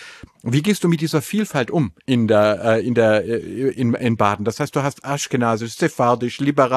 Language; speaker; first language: German; native; German